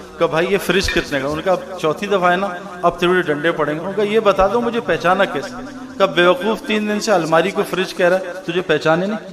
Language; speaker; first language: Urdu; native; Urdu